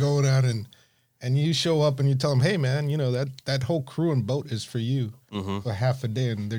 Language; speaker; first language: English; native; English